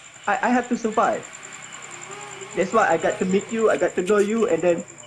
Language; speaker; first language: English; non-native, local second language; Malay